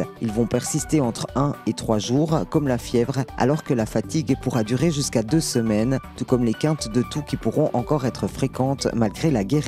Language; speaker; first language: French; native; French